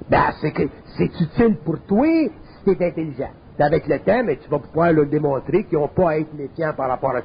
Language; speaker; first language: French; native; French